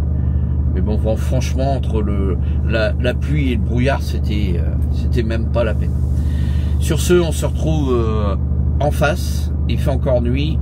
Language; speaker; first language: French; native; French